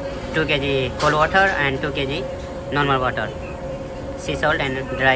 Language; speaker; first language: English; non-native, learner; Nepali